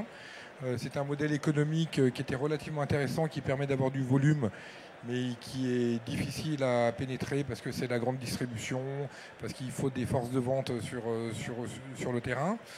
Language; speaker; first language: French; native; French